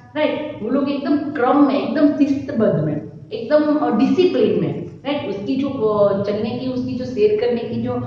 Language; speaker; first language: Hindi; non-native, local second language; Gujarati